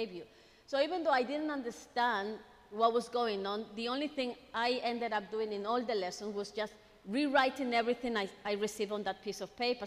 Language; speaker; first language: English; non-native, fluent; Spanish